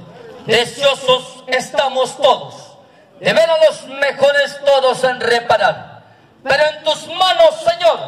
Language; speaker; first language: Spanish; native; Spanish